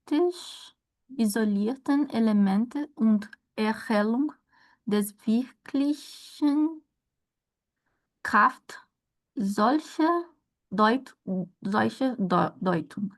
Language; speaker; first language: German; non-native, learner; Portuguese